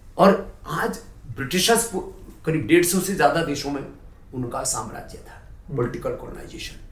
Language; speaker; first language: Hindi; native; Hindi